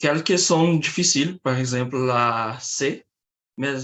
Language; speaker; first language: French; non-native, learner; Portuguese